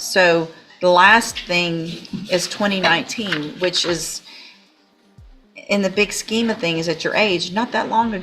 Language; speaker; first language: English; native; English